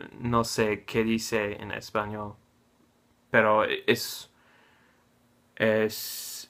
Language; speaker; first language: Spanish; non-native, learner; English